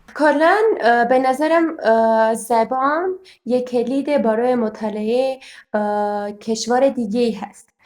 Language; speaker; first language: Persian; non-native, fluent; Armenian